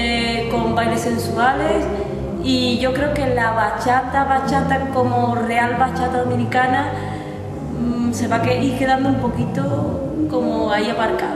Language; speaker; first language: Spanish; native; Spanish